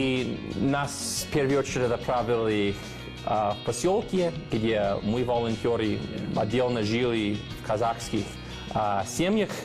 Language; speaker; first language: Russian; non-native, fluent; English